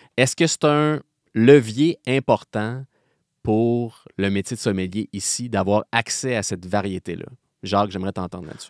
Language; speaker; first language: French; native; French